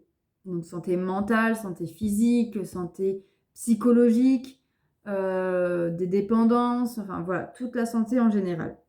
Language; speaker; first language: French; native; French